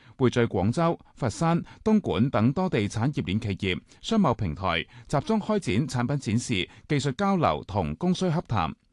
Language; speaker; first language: Chinese; non-native, local second language; Cantonese